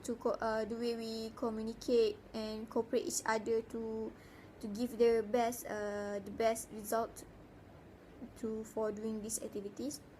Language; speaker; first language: English; non-native, learner; Malay